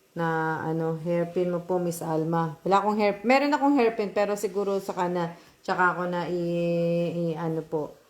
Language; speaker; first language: Filipino; native; Filipino